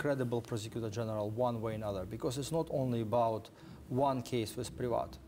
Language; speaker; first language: English; non-native, fluent; Ukrainian